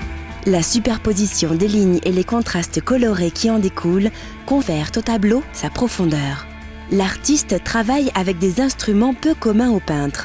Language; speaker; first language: French; native; French